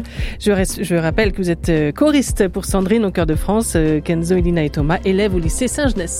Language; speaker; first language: French; native; French